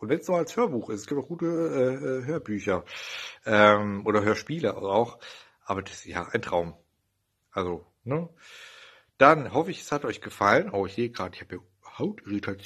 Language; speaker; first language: German; native; German